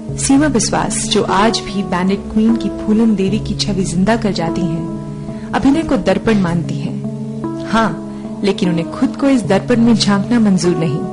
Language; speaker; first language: Hindi; native; Hindi